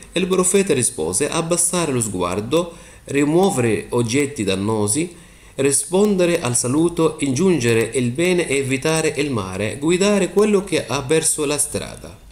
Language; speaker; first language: Italian; non-native, fluent; Arabic